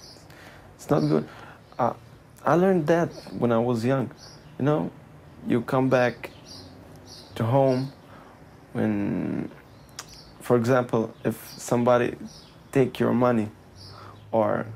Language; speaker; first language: English; non-native, learner; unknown